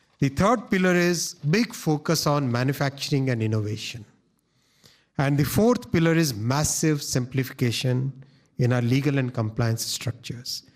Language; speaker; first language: English; non-native, local second language; Hindi